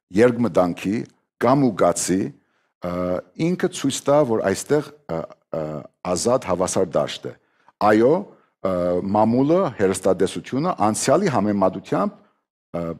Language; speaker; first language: Armenian; early bilingual, heritage; Armenian